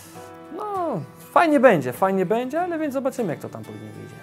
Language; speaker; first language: Polish; early bilingual, heritage; Polish